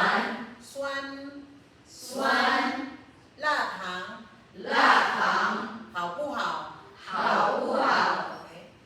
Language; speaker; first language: Chinese; non-native, fluent; Filipino